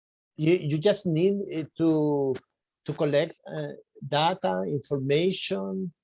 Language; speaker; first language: English; non-native, fluent; Spanish